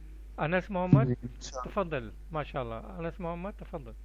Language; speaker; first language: Arabic; non-native, fluent; Urdu